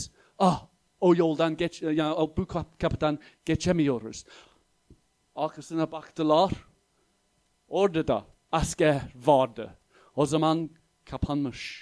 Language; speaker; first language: Turkish; non-native, fluent; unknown